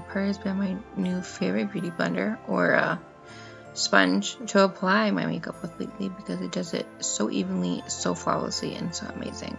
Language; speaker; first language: English; native; English